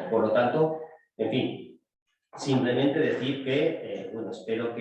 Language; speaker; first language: Spanish; native; Spanish